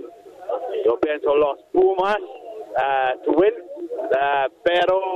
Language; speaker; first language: Spanish; non-native, learner; English